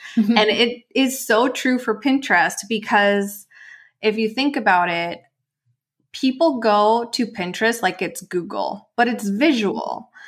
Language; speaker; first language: English; non-native, fluent; Spanish